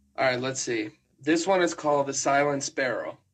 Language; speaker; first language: English; non-native, fluent; Spanish